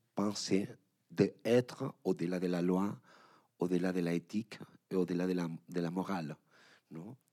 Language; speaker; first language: French; non-native, learner; Spanish